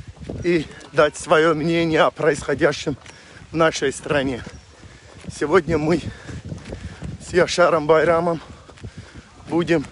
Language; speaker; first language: Russian; non-native, local second language; Azerbaijani